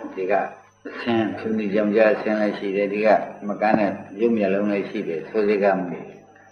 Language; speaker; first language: Burmese; native; Burmese